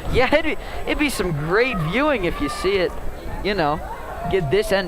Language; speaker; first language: English; native; English